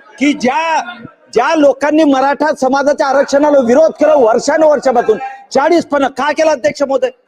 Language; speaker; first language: Marathi; native; Marathi